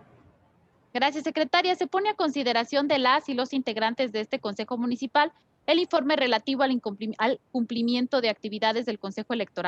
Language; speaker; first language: Spanish; native; Spanish